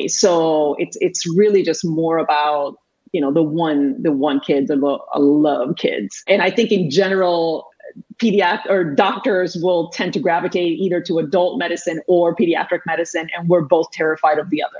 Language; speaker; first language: English; non-native, fluent; Spanish